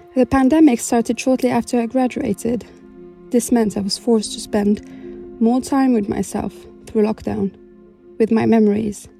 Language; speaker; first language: English; non-native, fluent; Arabic